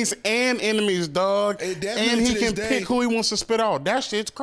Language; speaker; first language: English; native; English